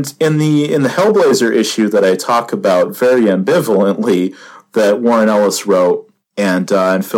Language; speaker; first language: English; native; English